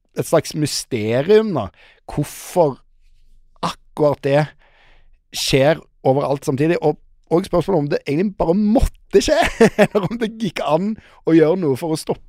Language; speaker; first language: Norwegian; native; Norwegian